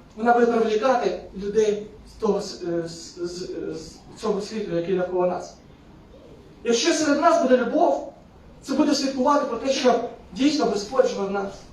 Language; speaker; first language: Ukrainian; non-native, local second language; Russian